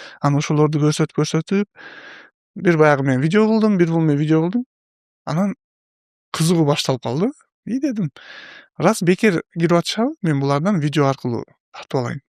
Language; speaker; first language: Kyrgyz; non-native, local second language; Uzbek